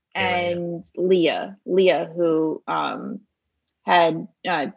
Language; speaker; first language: English; native; English